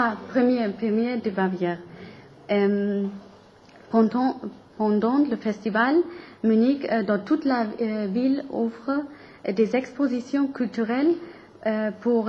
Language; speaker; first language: French; non-native, learner; German